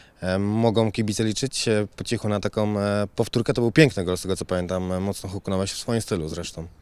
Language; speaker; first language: Polish; native; Polish